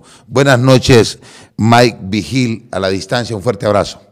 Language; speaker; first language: Spanish; native; Spanish